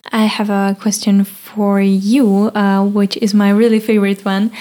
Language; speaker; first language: English; non-native, learner; Czech